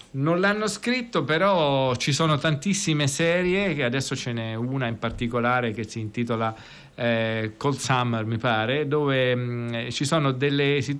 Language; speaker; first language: Italian; native; Italian